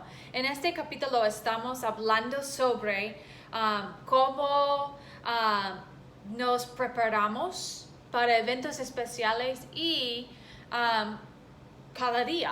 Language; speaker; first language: Spanish; non-native, fluent; English